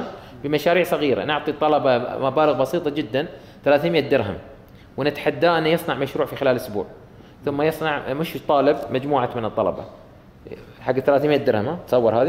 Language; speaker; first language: Arabic; native; Arabic